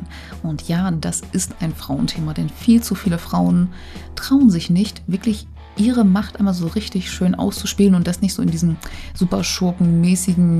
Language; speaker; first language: German; native; German